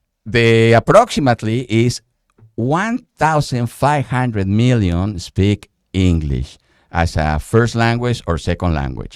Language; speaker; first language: English; non-native, fluent; Spanish